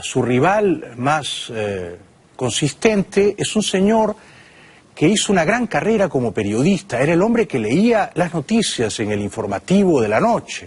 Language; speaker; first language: Spanish; native; Spanish